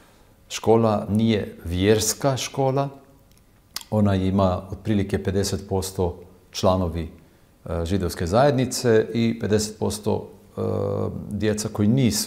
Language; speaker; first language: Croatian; non-native, fluent; Hebrew